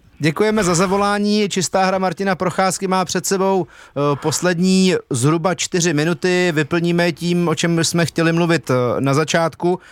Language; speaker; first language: Czech; native; Czech